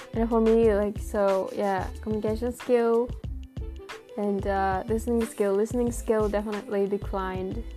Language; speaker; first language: English; non-native, learner; Japanese